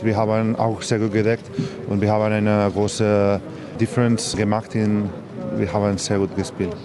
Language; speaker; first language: German; non-native, learner; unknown